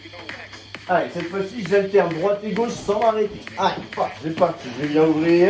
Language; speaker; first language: French; native; French